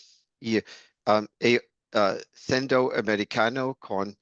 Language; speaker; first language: Portuguese; non-native, learner; English